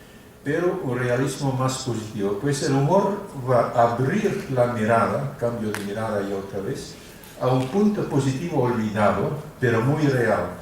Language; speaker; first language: Spanish; non-native, fluent; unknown